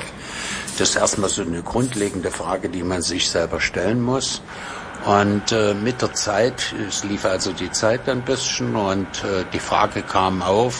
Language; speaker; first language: German; native; German